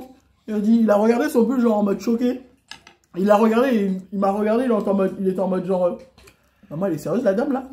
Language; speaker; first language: French; native; French